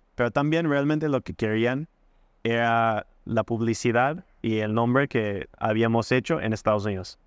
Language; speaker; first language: Spanish; non-native, fluent; English